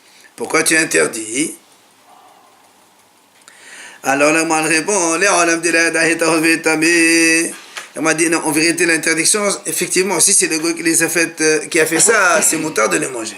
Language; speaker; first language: French; native; French